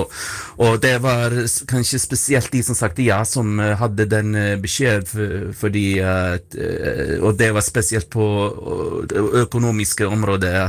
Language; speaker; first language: Swedish; non-native, fluent; Icelandic